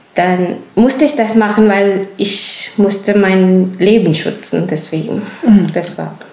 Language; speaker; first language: German; non-native, fluent; Urdu